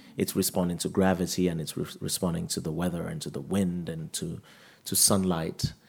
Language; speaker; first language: English; non-native, local second language; Yoruba